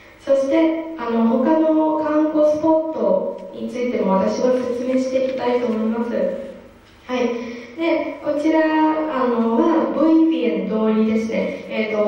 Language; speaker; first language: Japanese; non-native, fluent; Vietnamese